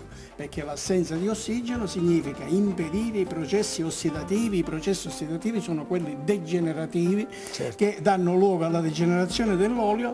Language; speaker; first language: Italian; native; Italian